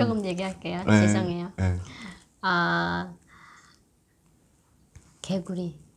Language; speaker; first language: Korean; non-native, learner; Khmer